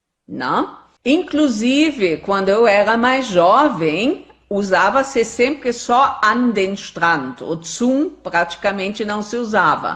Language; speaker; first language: Portuguese; non-native, fluent; German